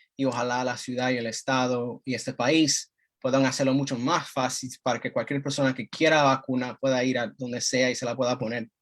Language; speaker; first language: Spanish; early bilingual, heritage; Spanish